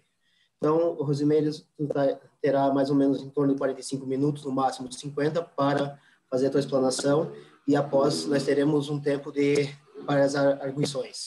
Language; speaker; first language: Portuguese; native; Portuguese